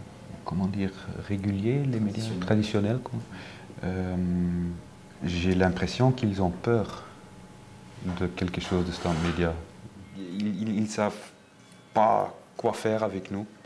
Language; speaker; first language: French; non-native, local second language; Dutch